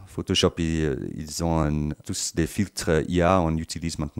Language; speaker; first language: French; non-native, fluent; English